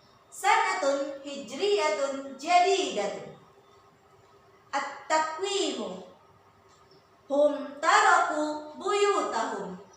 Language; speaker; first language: Arabic; non-native, learner; Indonesian